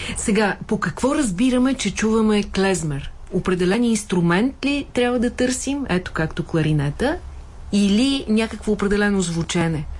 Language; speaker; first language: Bulgarian; native; Bulgarian